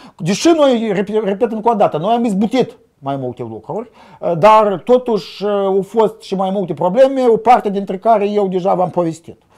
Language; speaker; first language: Romanian; non-native, local second language; Russian